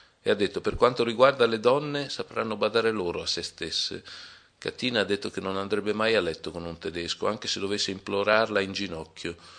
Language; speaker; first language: Italian; native; Italian